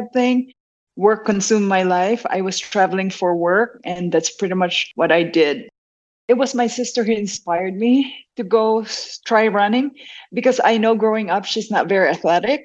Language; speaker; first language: English; non-native, local second language; Hiligaynon